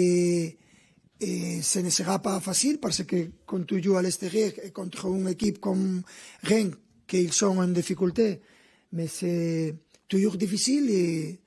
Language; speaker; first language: French; non-native, fluent; Spanish